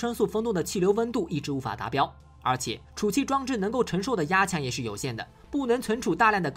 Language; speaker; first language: Chinese; native; Chinese